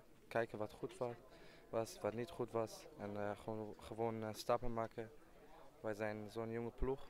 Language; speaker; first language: Dutch; non-native, fluent; German